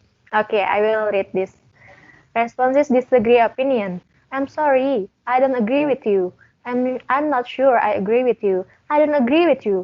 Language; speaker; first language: English; non-native, learner; Indonesian